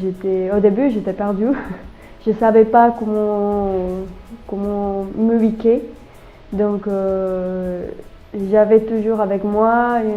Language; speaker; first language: French; non-native, learner; Spanish